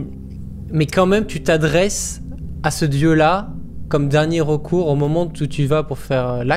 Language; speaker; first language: French; native; French